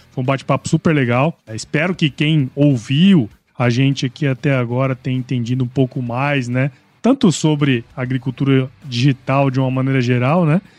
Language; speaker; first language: Portuguese; native; Portuguese